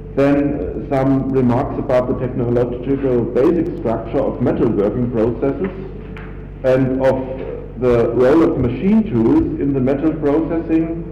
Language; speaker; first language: English; non-native, fluent; German